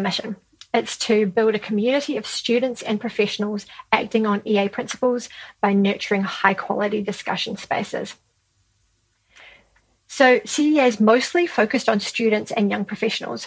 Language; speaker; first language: English; native; English